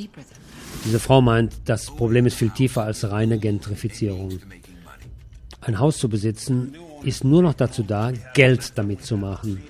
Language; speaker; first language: German; native; German